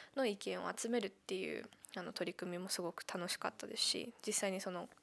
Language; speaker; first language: Japanese; native; Japanese